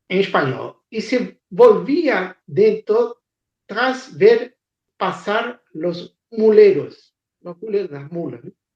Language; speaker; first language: Portuguese; non-native, fluent; Spanish